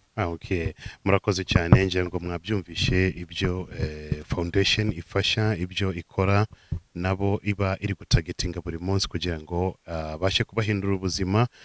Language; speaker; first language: Kinyarwanda; native; Kinyarwanda